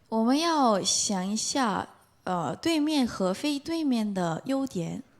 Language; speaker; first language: Chinese; non-native, fluent; Korean